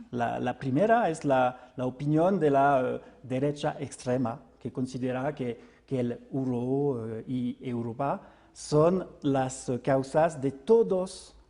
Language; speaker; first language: Spanish; non-native, fluent; French